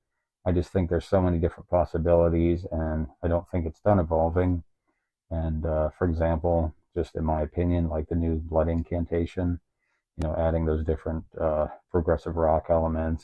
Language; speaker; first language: English; native; English